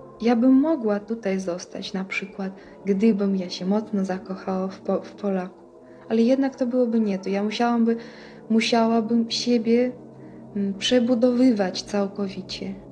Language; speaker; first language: Polish; non-native, fluent; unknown